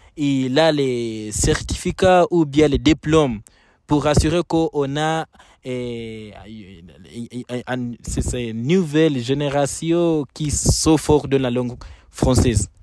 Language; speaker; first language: French; non-native, fluent; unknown